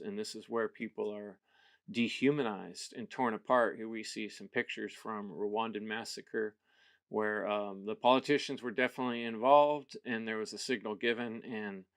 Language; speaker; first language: English; native; English